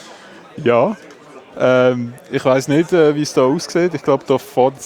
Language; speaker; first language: German; native; German